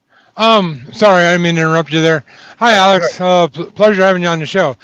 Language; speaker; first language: English; native; English